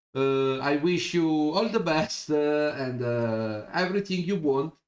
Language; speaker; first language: English; non-native, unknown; Italian